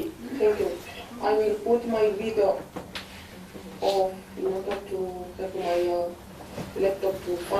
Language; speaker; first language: English; non-native, fluent; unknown